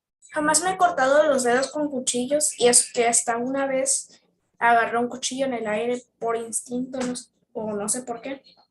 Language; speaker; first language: Spanish; native; Spanish